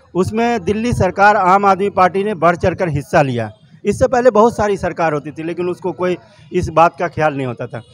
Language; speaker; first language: Hindi; native; Hindi